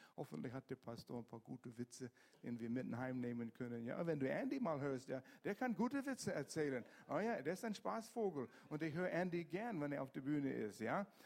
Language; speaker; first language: German; non-native, fluent; English